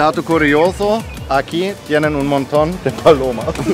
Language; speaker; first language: Spanish; non-native, learner; German